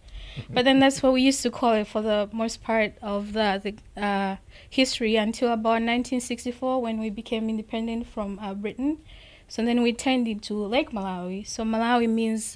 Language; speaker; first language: English; non-native, local second language; Nyanja